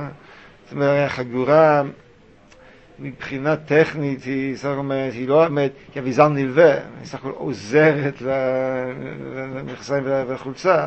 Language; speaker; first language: Hebrew; native; Hebrew